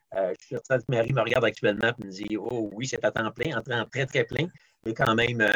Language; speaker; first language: French; native; French